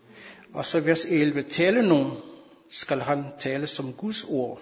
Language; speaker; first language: Danish; non-native, fluent; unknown